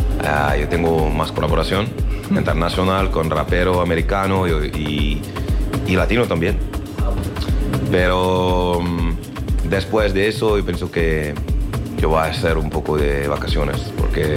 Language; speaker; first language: Spanish; non-native, learner; French